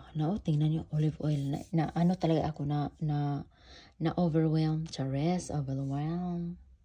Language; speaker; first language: Filipino; non-native, local second language; Cebuano